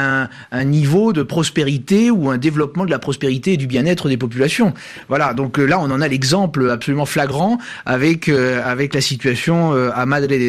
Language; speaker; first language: French; native; French